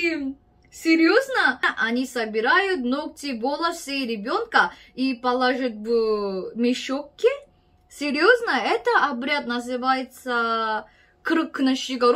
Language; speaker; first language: Russian; non-native, fluent; Korean